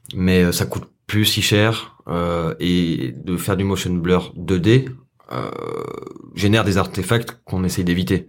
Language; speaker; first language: French; native; French